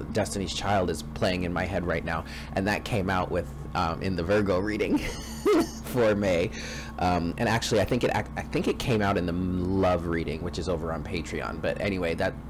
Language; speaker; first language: English; native; English